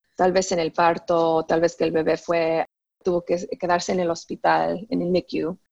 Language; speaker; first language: Spanish; early bilingual, heritage; Spanish